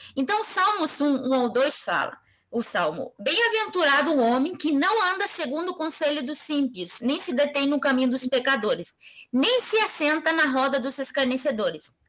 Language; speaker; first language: Portuguese; non-native, fluent; Spanish